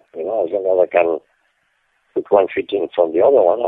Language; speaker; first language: English; non-native, fluent; French